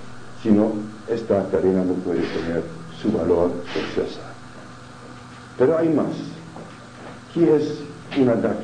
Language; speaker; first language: Spanish; non-native, fluent; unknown